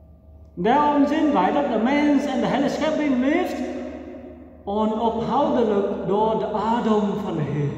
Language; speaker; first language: Dutch; non-native, fluent; Vietnamese